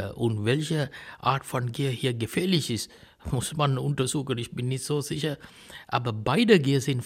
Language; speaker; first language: German; non-native, fluent; Sinhala